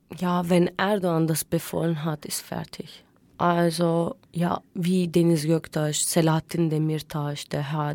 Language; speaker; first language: German; non-native, fluent; Turkish